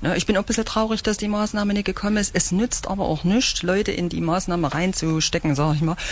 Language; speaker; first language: German; native; German